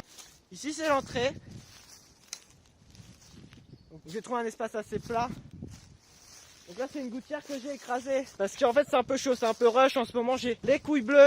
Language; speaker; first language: French; native; French